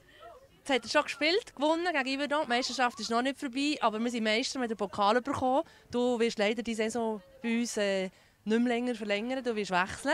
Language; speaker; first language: German; native; German